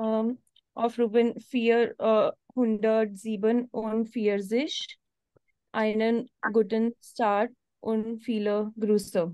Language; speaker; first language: German; non-native, learner; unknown